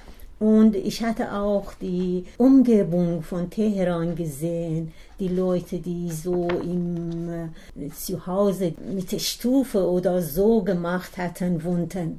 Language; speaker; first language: German; non-native, learner; Persian